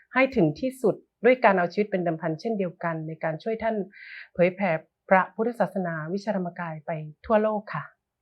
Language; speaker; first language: Thai; native; Thai